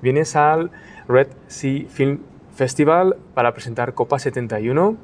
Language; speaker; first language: Spanish; native; Spanish